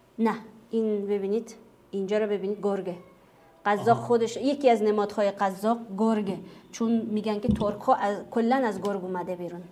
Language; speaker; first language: Persian; non-native, fluent; Kazakh